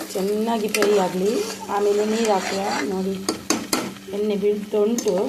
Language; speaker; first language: Kannada; non-native, local second language; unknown